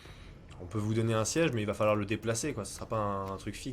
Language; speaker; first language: French; native; French